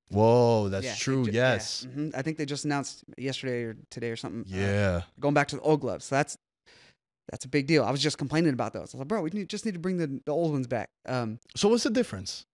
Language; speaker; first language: English; native; English